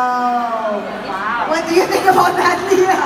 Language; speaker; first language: English; non-native, local second language; Filipino